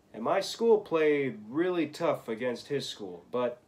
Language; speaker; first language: English; native; English